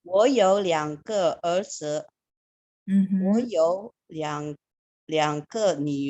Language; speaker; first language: Chinese; non-native, learner; Indonesian